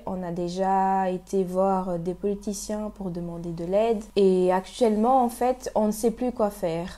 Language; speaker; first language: French; early bilingual, other home language; Portuguese